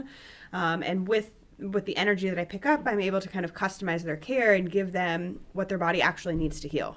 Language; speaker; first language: English; native; English